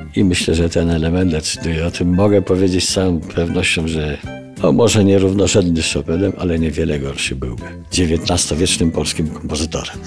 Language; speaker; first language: Polish; native; Polish